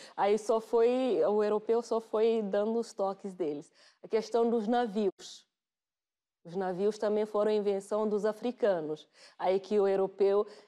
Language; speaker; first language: Portuguese; non-native, local second language; Upper Guinea Crioulo